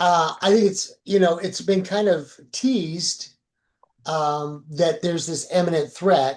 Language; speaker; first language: English; native; English